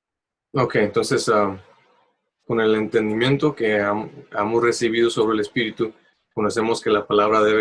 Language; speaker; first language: Spanish; early bilingual, heritage; Spanish